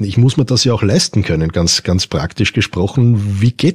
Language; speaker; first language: German; native; German